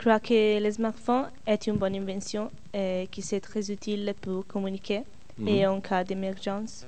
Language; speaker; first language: French; non-native, learner; Italian